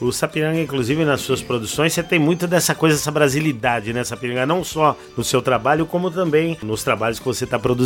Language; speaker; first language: Portuguese; native; Portuguese